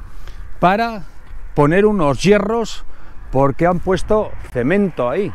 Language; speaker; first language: Spanish; native; Spanish